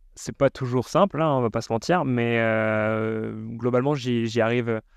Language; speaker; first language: French; native; French